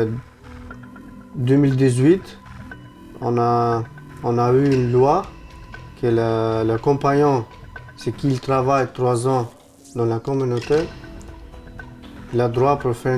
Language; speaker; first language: French; non-native, learner; Albanian